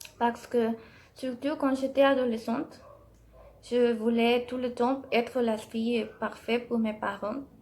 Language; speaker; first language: French; non-native, learner; Spanish